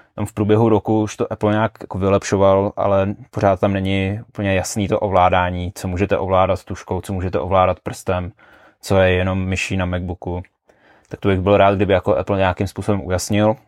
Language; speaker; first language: Czech; native; Czech